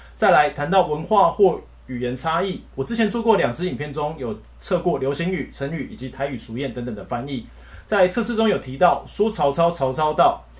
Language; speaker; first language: Chinese; native; Chinese